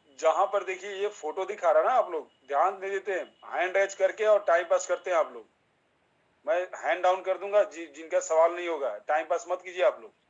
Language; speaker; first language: Hindi; native; Hindi